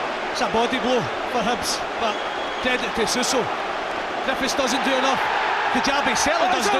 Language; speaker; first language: English; native; English